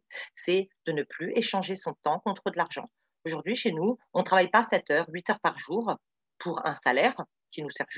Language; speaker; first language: French; native; French